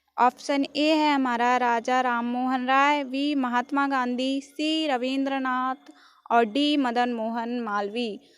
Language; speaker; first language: Hindi; native; Hindi